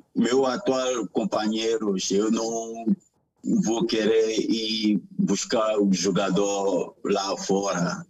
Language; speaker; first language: Portuguese; non-native, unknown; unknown